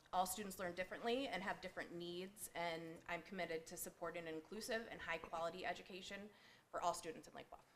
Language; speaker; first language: English; native; English